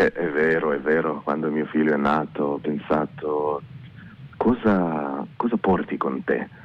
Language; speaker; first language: Italian; non-native, learner; Hebrew